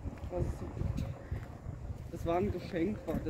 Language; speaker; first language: German; native; German